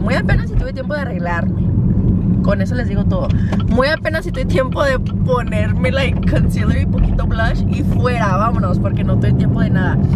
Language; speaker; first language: Spanish; early bilingual, heritage; Spanish